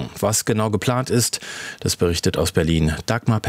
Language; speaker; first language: German; native; German